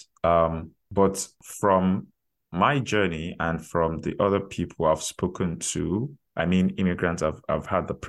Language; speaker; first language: English; non-native, local second language; Yoruba